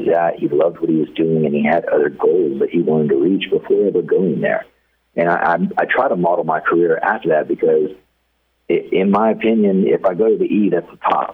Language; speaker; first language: English; native; English